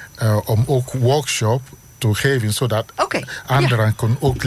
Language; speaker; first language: Dutch; non-native, learner; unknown